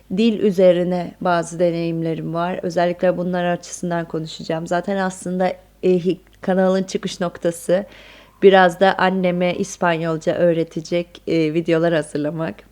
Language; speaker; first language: Turkish; native; Turkish